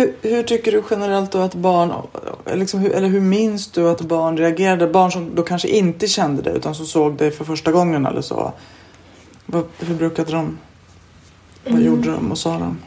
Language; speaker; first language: Swedish; native; Swedish